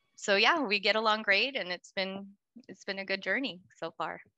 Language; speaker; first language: English; native; English